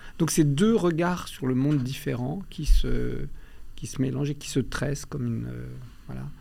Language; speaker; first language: French; native; French